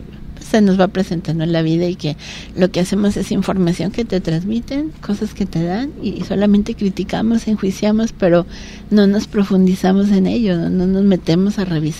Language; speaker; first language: Spanish; native; Spanish